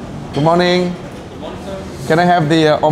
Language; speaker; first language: English; non-native, learner; Vietnamese